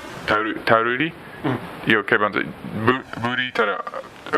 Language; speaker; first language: Nepali; non-native, learner; English